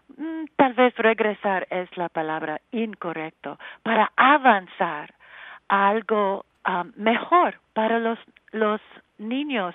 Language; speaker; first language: Spanish; non-native, learner; English